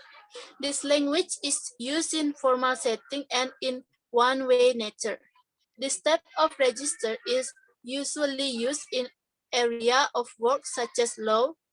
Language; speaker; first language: English; non-native, learner; Balinese